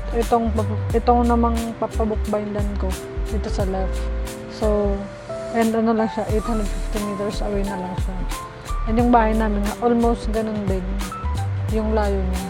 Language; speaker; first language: Filipino; native; Filipino